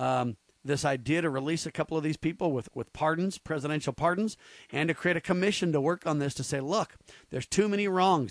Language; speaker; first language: English; native; English